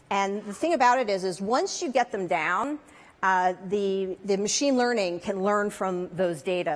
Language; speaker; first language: English; native; English